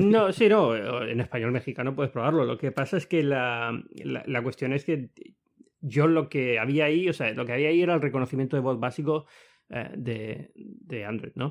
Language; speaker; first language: Spanish; native; Spanish